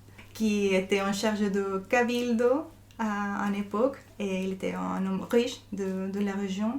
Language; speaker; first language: French; non-native, fluent; Spanish